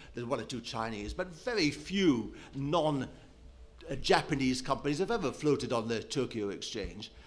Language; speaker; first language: English; native; English